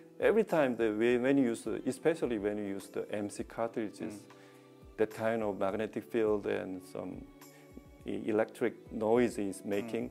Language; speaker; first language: English; non-native, learner; Korean